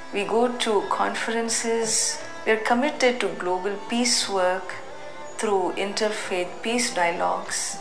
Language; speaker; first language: English; non-native, local second language; Hindi